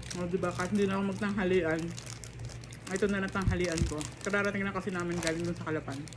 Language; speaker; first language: Filipino; native; Filipino